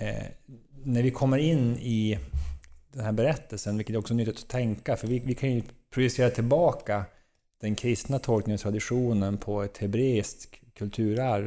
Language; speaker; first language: Swedish; native; Swedish